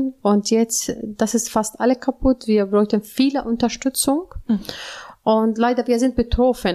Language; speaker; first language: German; non-native, learner; Arabic